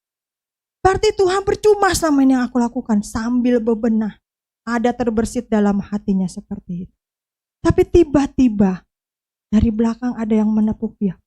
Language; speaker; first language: Indonesian; native; Indonesian